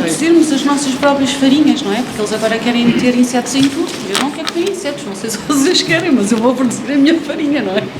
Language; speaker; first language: Portuguese; native; Portuguese